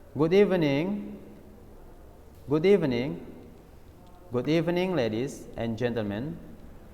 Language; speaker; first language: English; non-native, learner; Indonesian